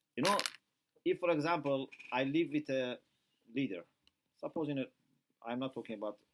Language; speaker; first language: English; non-native, fluent; Persian